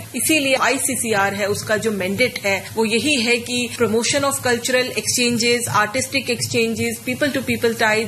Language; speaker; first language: Hindi; native; Hindi